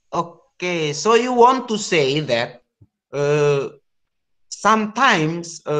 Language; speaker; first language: English; non-native, learner; Indonesian